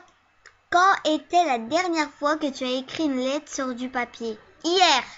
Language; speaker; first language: French; early bilingual, other home language; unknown